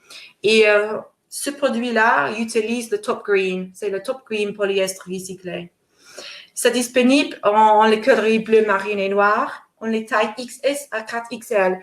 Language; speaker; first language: French; non-native, fluent; English